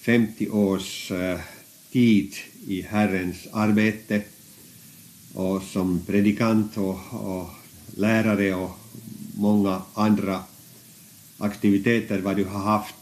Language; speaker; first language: Swedish; non-native, fluent; Finnish